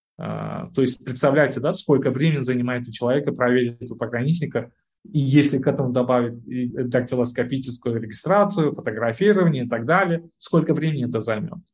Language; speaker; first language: Russian; non-native, local second language; Uzbek